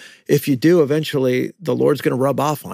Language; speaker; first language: English; native; English